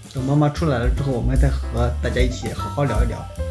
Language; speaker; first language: Chinese; native; Chinese